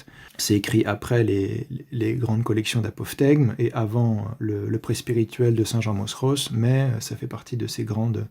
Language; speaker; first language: French; native; French